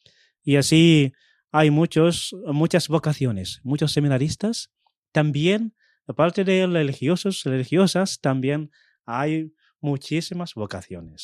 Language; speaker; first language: Spanish; non-native, fluent; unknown